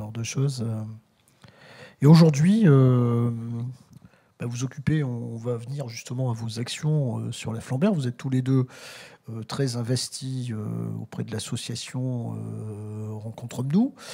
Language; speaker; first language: French; native; French